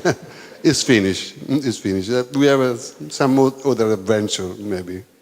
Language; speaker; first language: English; non-native, learner; Italian